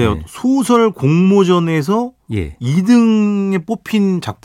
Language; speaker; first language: Korean; native; Korean